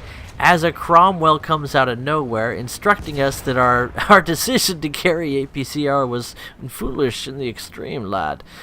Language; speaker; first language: English; native; English